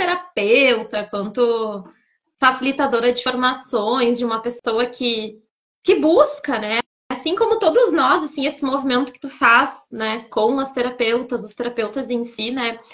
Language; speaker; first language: Portuguese; native; Portuguese